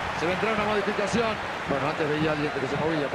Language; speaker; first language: Spanish; native; Spanish